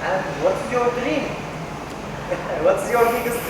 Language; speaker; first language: English; non-native, learner; Turkish